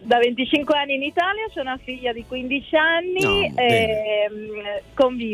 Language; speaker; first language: Italian; non-native, fluent; Spanish